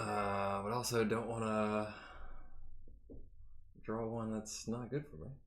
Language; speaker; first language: English; native; English